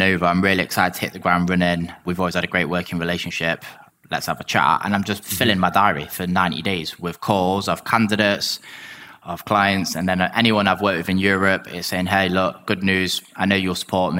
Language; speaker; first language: English; native; English